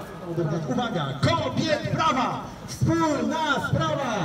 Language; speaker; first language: Polish; native; Polish